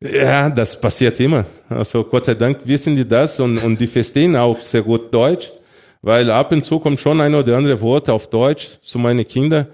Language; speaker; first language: German; non-native, fluent; Portuguese